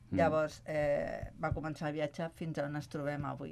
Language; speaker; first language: Catalan; non-native, local second language; Spanish